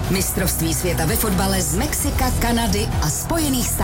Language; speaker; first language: Czech; native; Czech